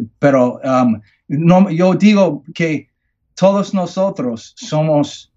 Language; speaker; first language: Spanish; non-native, learner; English